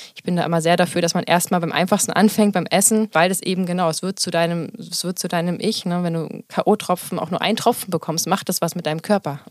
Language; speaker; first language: German; native; German